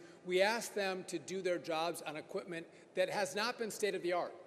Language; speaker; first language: English; native; English